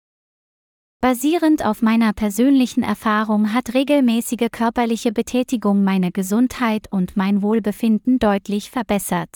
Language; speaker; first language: German; non-native, fluent; Vietnamese